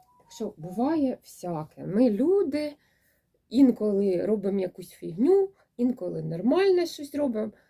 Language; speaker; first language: Ukrainian; native; Ukrainian